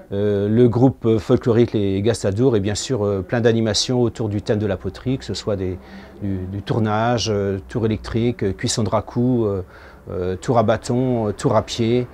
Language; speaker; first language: French; native; French